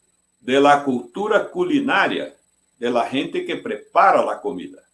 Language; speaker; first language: Spanish; non-native, fluent; Portuguese